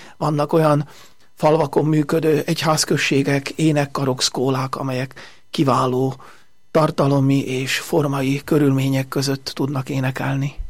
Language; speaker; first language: Hungarian; native; Hungarian